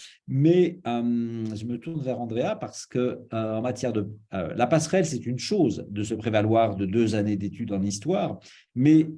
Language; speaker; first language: French; native; French